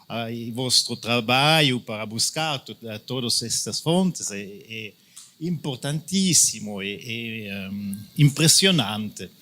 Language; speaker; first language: Portuguese; non-native, fluent; Italian